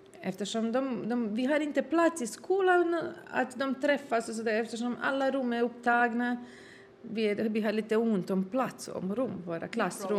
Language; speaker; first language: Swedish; non-native, fluent; Bosnian